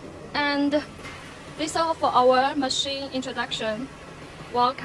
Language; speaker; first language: English; non-native, learner; Chinese